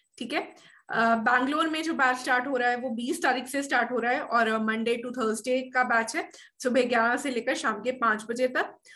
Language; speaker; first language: Hindi; native; Hindi